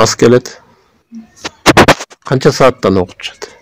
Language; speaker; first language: Kyrgyz; native; Kyrgyz